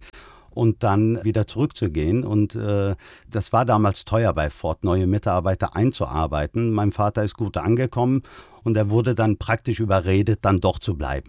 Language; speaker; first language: German; early bilingual, other home language; Turkish